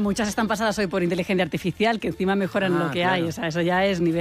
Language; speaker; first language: Spanish; native; Spanish